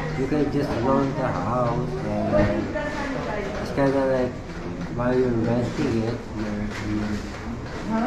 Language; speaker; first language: English; non-native, local second language; Filipino